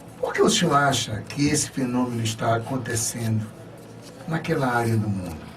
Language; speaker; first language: Portuguese; native; Portuguese